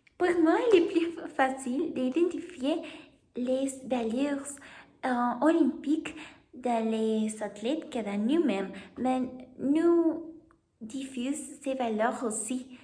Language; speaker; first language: French; non-native, learner; Spanish